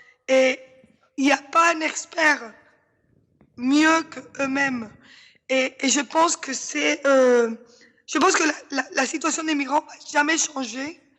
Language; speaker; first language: French; non-native, fluent; Spanish